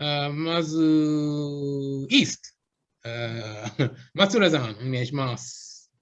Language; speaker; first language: Japanese; non-native, fluent; English